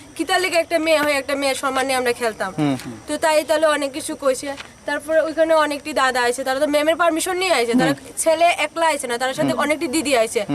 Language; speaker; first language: Bangla; native; Bangla